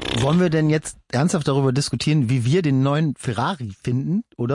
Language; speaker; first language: German; native; German